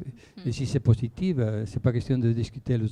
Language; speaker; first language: French; non-native, fluent; Spanish